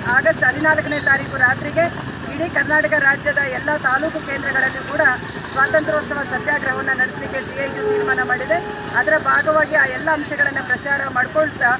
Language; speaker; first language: Kannada; native; Kannada